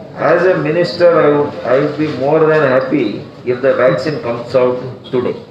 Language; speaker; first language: English; non-native, local second language; Kannada